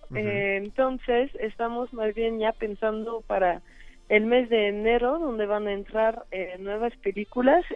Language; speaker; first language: Spanish; non-native, fluent; French